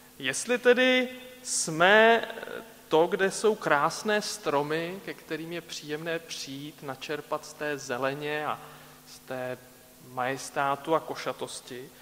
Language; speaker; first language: Czech; native; Czech